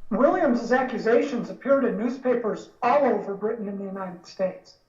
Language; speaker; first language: English; native; English